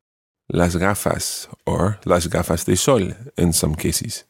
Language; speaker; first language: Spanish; non-native, fluent; English